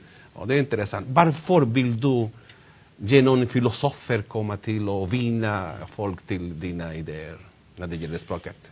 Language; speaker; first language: Swedish; non-native, fluent; Spanish